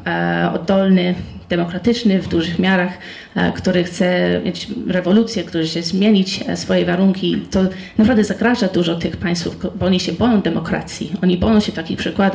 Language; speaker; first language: Polish; non-native, fluent; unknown